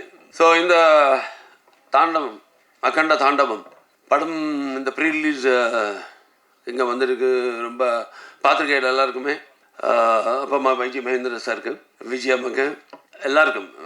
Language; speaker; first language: Tamil; non-native, local second language; Telugu